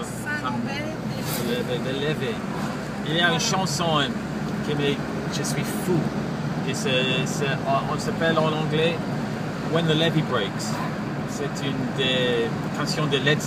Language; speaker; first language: French; non-native, learner; English